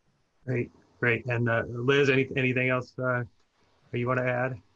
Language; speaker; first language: English; native; English